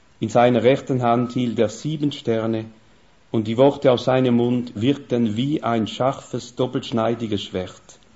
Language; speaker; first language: German; non-native, fluent; French